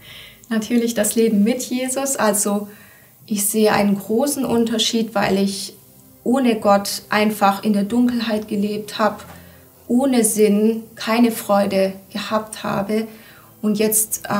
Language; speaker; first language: German; early bilingual, other home language; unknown